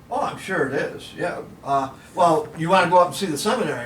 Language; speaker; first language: English; native; English